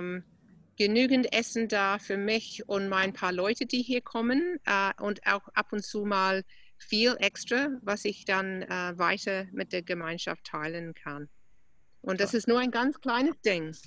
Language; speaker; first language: German; non-native, fluent; English